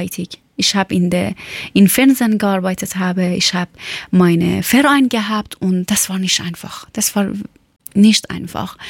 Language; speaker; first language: German; non-native, learner; Persian